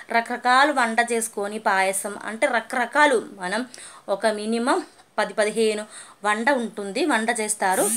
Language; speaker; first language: Telugu; non-native, learner; Malayalam